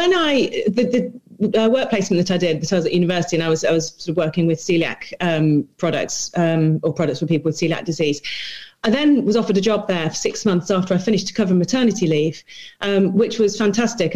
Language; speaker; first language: English; native; English